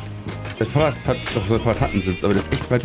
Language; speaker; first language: German; native; German